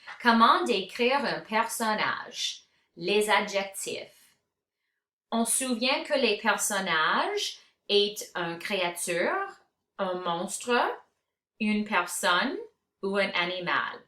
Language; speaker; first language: French; non-native, fluent; English